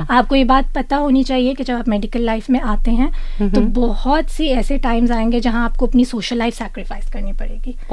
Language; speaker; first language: Urdu; native; Urdu